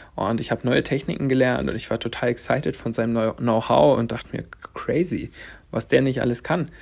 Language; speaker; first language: German; native; German